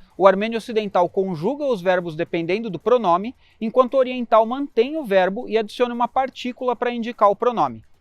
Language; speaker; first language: Portuguese; native; Portuguese